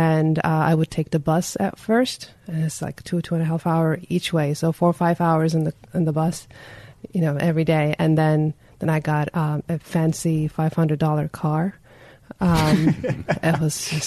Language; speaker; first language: English; non-native, fluent; Turkish